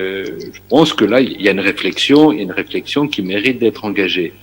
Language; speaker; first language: French; native; French